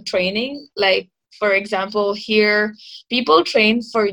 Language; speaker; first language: English; non-native, local second language; Marathi